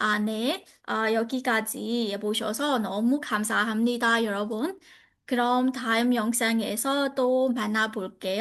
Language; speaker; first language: Korean; non-native, learner; Burmese